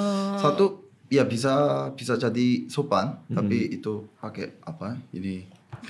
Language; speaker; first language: Indonesian; non-native, fluent; Korean